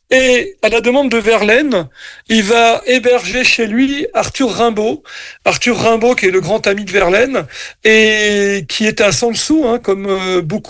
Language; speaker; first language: French; native; French